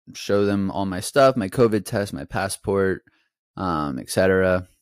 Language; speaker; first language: English; native; English